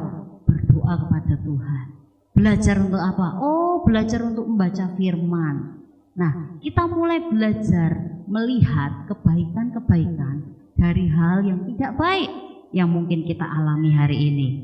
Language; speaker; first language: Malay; non-native, local second language; Javanese